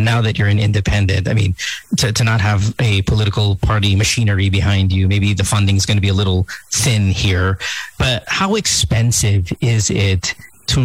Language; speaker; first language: English; non-native, local second language; Filipino